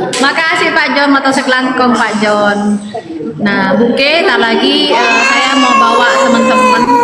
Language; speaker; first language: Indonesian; non-native, local second language; Madurese